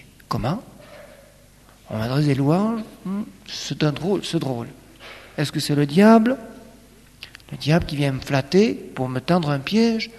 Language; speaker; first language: French; native; French